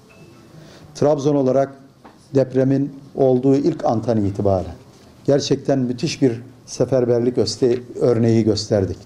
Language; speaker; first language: Turkish; native; Turkish